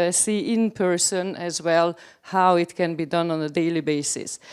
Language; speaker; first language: English; non-native, fluent; Hungarian